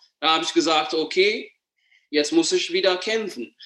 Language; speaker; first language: German; non-native, learner; Amharic